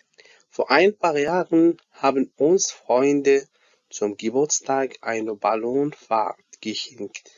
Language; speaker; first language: German; non-native, fluent; Arabic